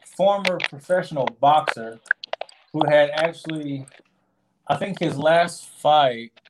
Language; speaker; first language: English; native; English